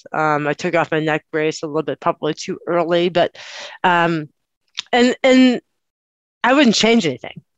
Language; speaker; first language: English; native; English